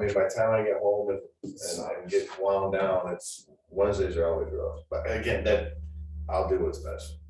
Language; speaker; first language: English; native; English